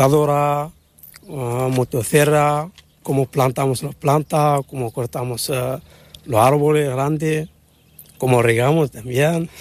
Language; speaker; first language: Spanish; non-native, learner; Arabic